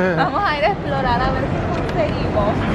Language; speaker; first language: Spanish; native; Spanish